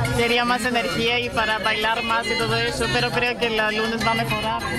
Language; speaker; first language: Spanish; non-native, fluent; Greek